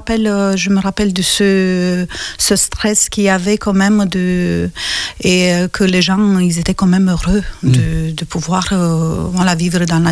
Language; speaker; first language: French; non-native, fluent; Romanian